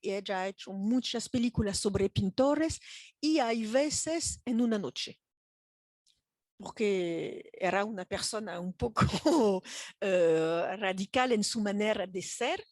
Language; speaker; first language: Spanish; non-native, fluent; French